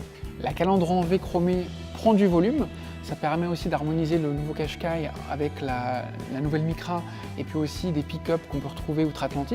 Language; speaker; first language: French; native; French